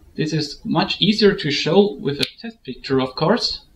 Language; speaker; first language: English; non-native, fluent; German